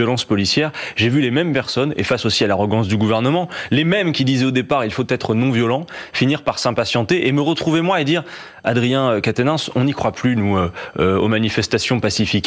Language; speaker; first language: French; native; French